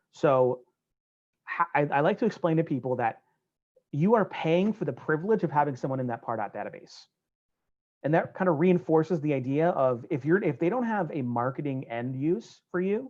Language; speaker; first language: English; native; English